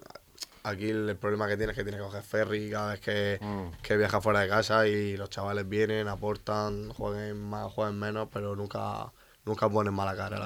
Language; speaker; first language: Spanish; native; Spanish